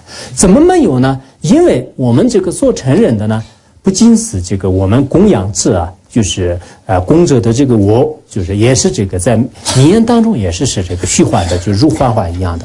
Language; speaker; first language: Chinese; non-native, local second language; Tibetan